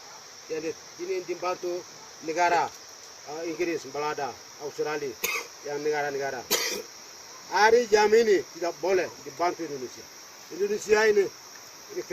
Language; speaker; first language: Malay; non-native, local second language; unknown